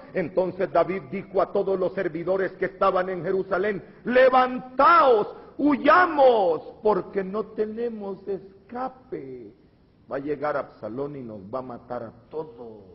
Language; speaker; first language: Spanish; native; Spanish